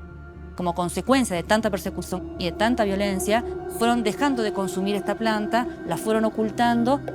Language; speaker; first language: Spanish; native; Spanish